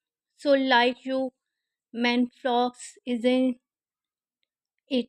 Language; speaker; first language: English; non-native, learner; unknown